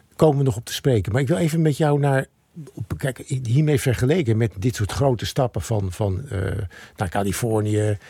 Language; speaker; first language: Dutch; native; Dutch